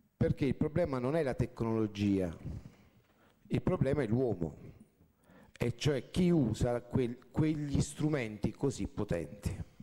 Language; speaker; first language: Italian; native; Italian